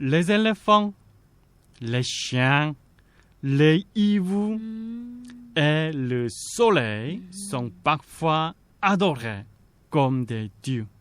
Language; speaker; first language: French; non-native, fluent; Korean